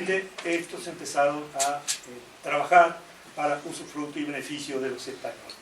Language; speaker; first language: Spanish; native; Spanish